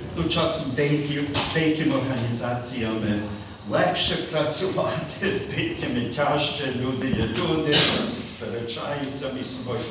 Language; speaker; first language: Ukrainian; early bilingual, heritage; Ukrainian